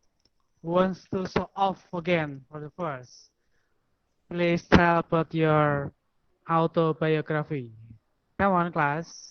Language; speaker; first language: English; non-native, fluent; Indonesian